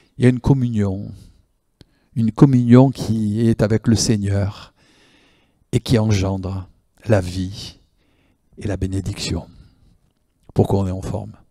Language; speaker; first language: French; native; French